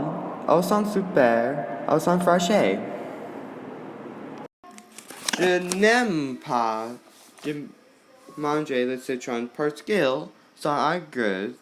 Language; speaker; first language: French; non-native, learner; English